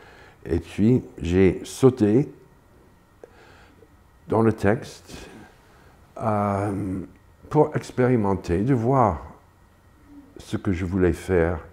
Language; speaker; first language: French; non-native, fluent; English